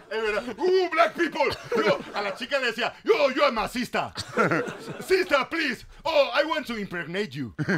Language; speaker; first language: Spanish; native; Spanish